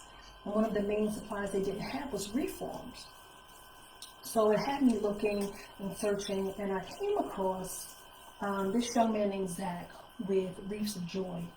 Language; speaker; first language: English; native; English